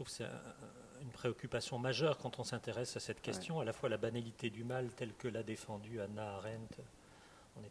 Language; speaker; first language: French; native; French